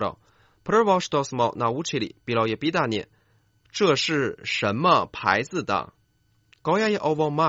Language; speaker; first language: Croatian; non-native, fluent; Chinese